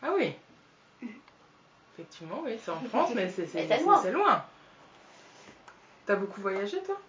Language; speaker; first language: French; native; French